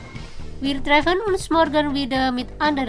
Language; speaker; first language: German; non-native, fluent; Indonesian